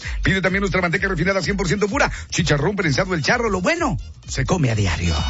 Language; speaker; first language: Spanish; native; Spanish